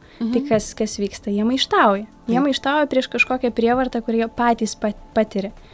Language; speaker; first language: Lithuanian; native; Lithuanian